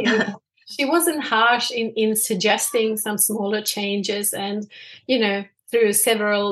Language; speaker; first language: English; non-native, fluent; Bosnian